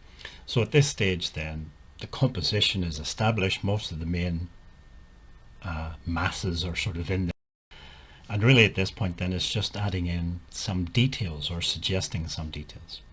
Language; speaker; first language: English; native; English